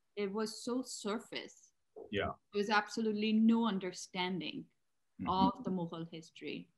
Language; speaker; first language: English; non-native, local second language; Urdu